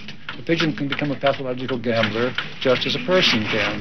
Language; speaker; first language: English; native; English